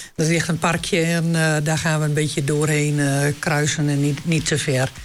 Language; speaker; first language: Dutch; native; Dutch